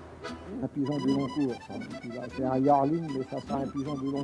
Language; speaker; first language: French; native; French